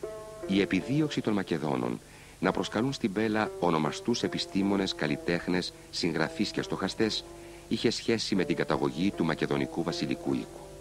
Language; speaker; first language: Greek; native; Greek